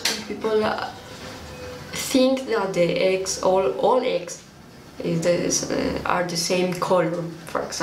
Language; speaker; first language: English; non-native, learner; Spanish